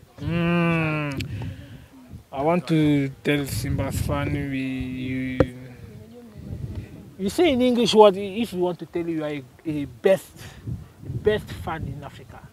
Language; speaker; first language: English; non-native, learner; French